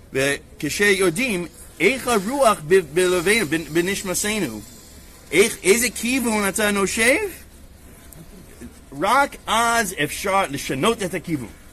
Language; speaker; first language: Hebrew; non-native, learner; English